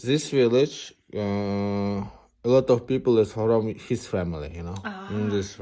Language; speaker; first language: English; non-native, learner; Uzbek